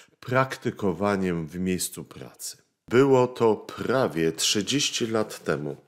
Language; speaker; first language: Polish; native; Polish